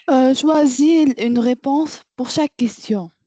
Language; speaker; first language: French; non-native, learner; Arabic